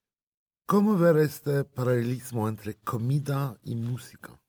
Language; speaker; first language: Spanish; non-native, fluent; Arabic